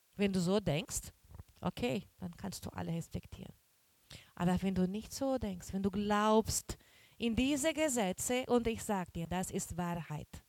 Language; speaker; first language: German; non-native, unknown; Portuguese